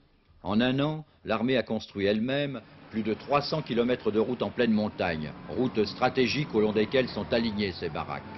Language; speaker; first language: French; native; French